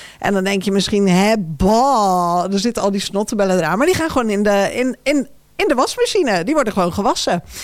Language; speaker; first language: Dutch; native; Dutch